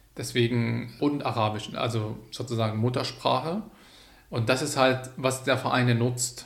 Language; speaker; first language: German; non-native, fluent; Arabic